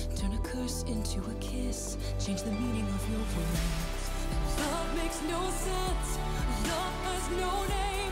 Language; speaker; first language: Swedish; native; Swedish